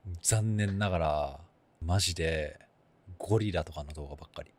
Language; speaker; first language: Japanese; native; Japanese